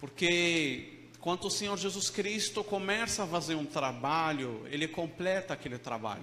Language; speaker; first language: Portuguese; non-native, fluent; Arabic